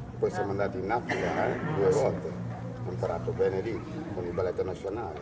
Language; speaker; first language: Italian; non-native, fluent; Wolof